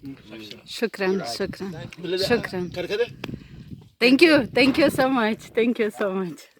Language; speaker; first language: English; non-native, learner; Italian